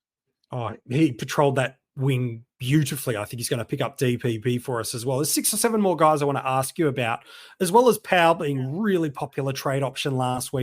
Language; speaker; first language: English; native; English